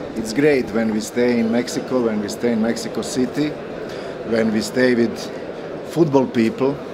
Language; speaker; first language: English; non-native, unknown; Croatian